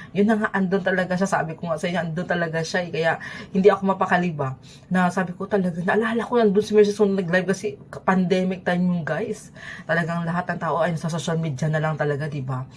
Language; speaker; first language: Filipino; native; Filipino